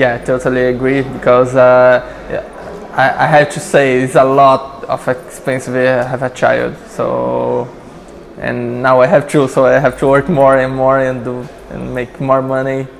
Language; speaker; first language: English; non-native, learner; Portuguese